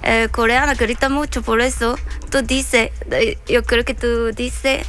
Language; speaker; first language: Spanish; non-native, learner; Korean